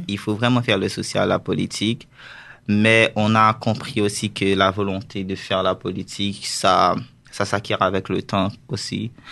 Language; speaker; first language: French; non-native, local second language; Haitian Creole